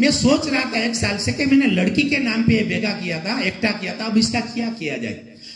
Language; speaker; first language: Hindi; non-native, local second language; Gujarati